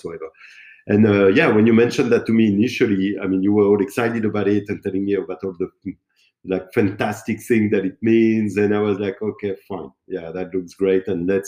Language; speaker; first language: English; non-native, fluent; French